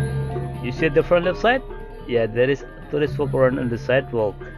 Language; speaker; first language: English; non-native, learner; Indonesian